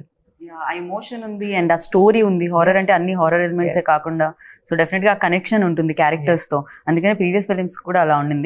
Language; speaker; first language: Telugu; native; Telugu